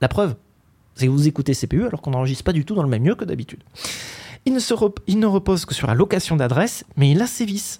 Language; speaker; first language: French; native; French